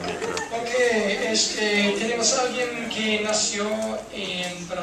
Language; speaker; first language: Spanish; non-native, fluent; English